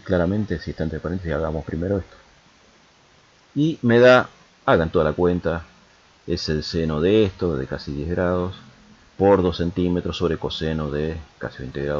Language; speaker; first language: Spanish; native; Spanish